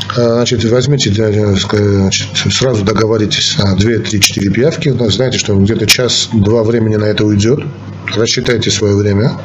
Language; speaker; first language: Russian; non-native, local second language; Armenian